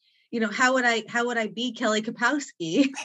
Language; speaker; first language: English; native; English